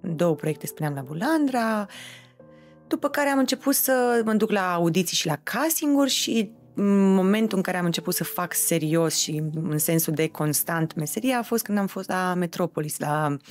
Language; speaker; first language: Romanian; native; Romanian